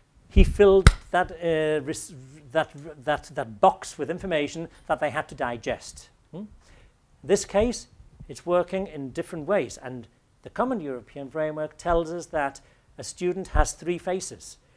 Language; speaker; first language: English; native; English